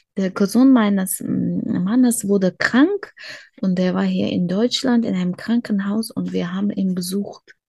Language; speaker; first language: German; non-native, fluent; Russian